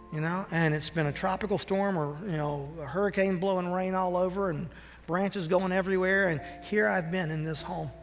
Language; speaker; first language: English; native; English